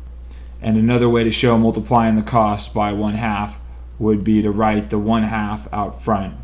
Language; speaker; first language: English; native; English